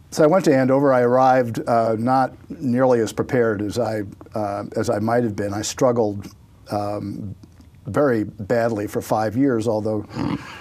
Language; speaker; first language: English; native; English